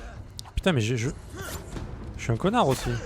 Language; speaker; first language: French; native; French